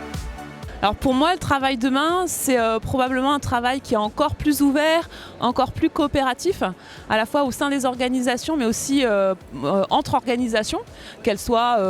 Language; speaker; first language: French; native; French